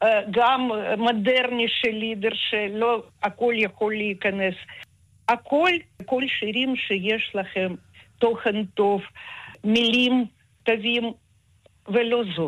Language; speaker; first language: Hebrew; non-native, fluent; Russian